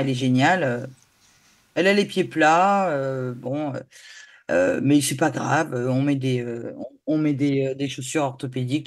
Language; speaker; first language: French; native; French